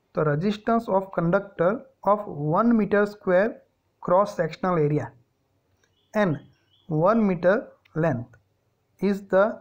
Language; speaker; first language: Hindi; non-native, local second language; Gujarati